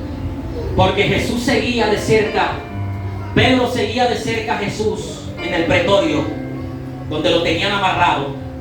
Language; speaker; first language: Spanish; native; Spanish